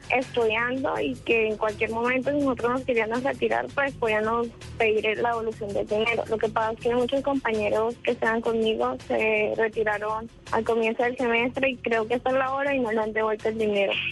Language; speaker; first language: Spanish; native; Spanish